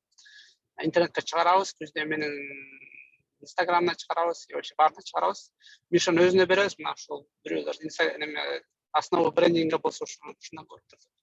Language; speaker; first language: Kyrgyz; native; Kyrgyz